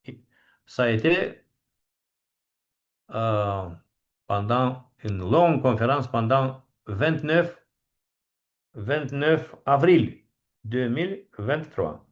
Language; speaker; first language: French; non-native, fluent; Romanian